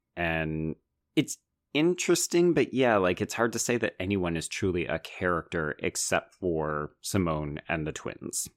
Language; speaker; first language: English; native; English